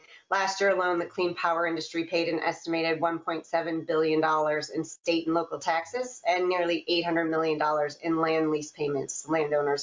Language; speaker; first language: English; native; English